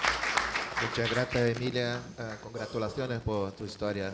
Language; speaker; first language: Spanish; non-native, fluent; Portuguese